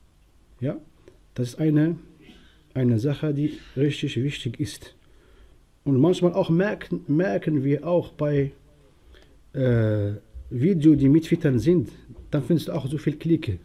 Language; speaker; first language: German; non-native, local second language; Arabic